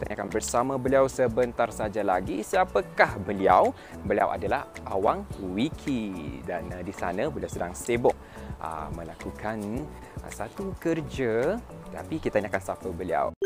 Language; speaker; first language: Malay; native; Malay